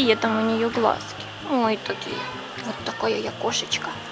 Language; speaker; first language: Russian; native; Russian